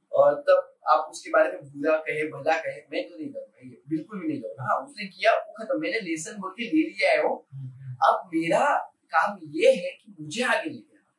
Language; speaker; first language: Hindi; non-native, local second language; Marathi